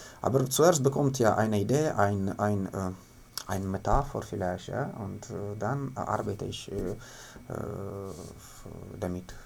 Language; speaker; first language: German; non-native, learner; Ukrainian